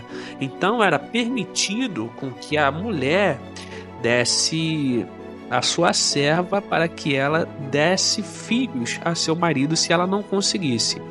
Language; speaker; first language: Portuguese; native; Portuguese